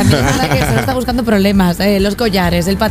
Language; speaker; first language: Spanish; native; Spanish